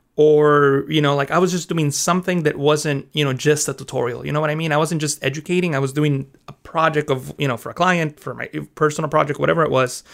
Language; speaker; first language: English; early bilingual, other home language; Spanish